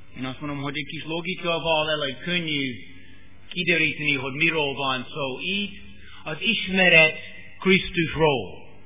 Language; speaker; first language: Hungarian; non-native, fluent; English